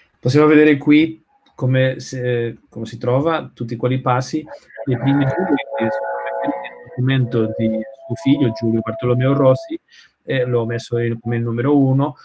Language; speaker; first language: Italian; non-native, learner; Spanish